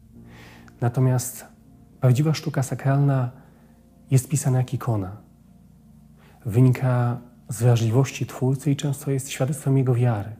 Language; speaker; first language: Polish; native; Polish